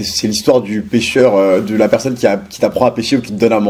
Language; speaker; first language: French; native; French